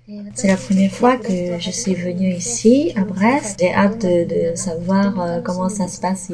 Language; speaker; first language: French; non-native, fluent; Japanese